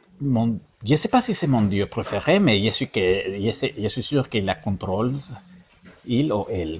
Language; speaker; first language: French; non-native, learner; Spanish